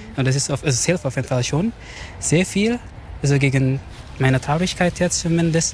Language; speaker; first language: German; non-native, fluent; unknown